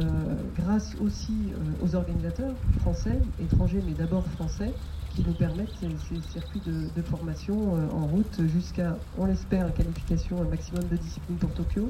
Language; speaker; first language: French; native; French